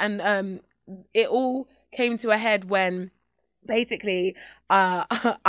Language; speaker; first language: English; native; English